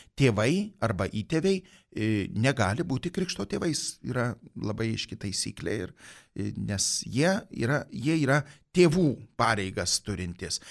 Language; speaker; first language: Lithuanian; native; Lithuanian